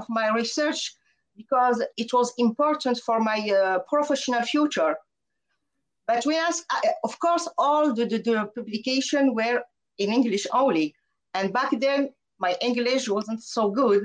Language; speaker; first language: English; non-native, fluent; French